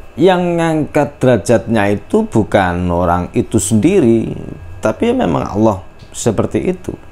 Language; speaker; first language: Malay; non-native, local second language; Javanese